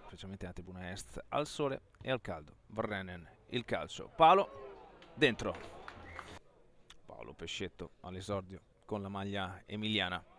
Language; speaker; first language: Italian; native; Italian